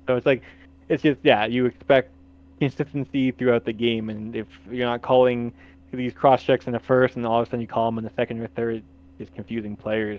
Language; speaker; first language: English; native; English